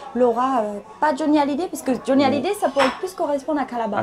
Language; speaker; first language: French; early bilingual, other home language; Thai